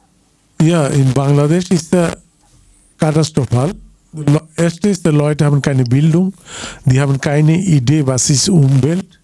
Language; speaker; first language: German; non-native, learner; Bangla